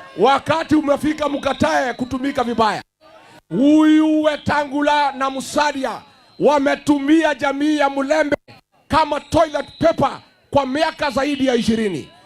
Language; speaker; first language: Swahili; non-native, local second language; Kikuyu